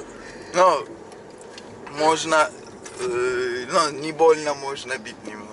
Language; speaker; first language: Russian; non-native, learner; Turkish